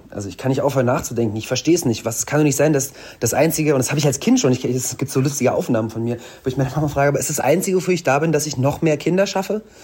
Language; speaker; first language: German; early bilingual, other home language; Russian